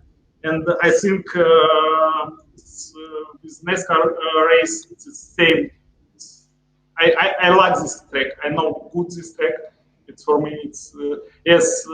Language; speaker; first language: English; non-native, learner; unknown